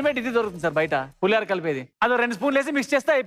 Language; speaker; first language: Telugu; native; Telugu